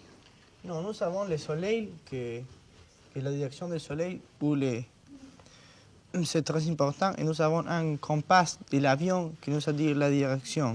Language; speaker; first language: French; non-native, learner; Spanish